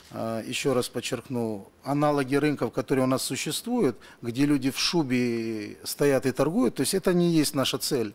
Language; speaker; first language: Russian; native; Russian